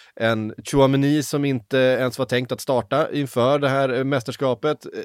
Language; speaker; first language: Swedish; native; Swedish